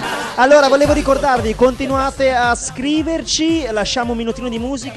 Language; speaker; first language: Italian; native; Italian